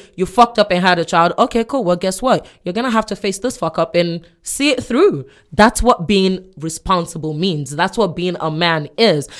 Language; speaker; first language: English; non-native, local second language; Yoruba